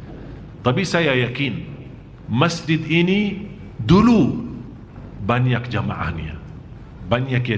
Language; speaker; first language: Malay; non-native, fluent; Arabic